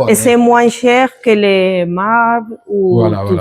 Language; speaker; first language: French; non-native, learner; Spanish